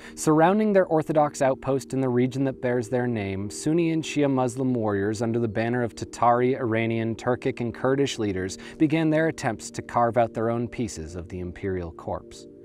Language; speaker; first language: English; native; English